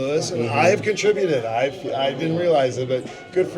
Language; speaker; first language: English; native; English